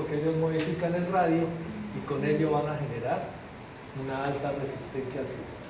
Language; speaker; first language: Spanish; native; Spanish